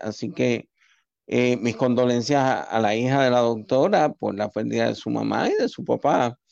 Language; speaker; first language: Spanish; native; Spanish